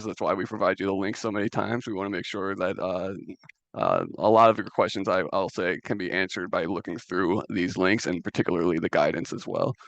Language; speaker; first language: English; native; English